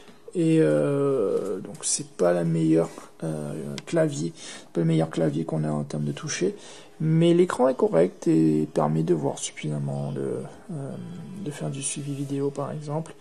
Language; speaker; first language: French; native; French